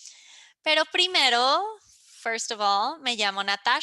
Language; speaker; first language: Spanish; early bilingual, heritage; English